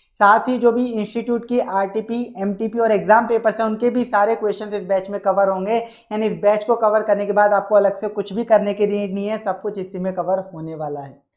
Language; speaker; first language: Hindi; native; Hindi